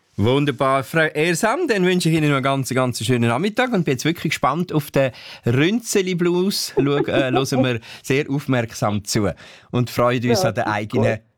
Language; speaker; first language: German; native; German